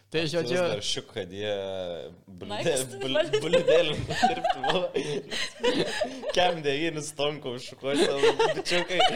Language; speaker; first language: Lithuanian; native; Lithuanian